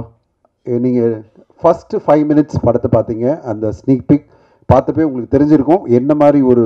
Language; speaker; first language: Tamil; native; Tamil